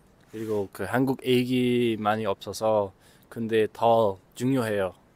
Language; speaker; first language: Korean; non-native, learner; English